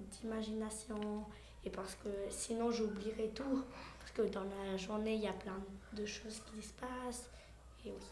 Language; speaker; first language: French; early bilingual, heritage; French